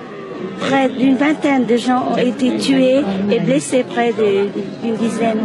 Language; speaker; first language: French; non-native, local second language; Vietnamese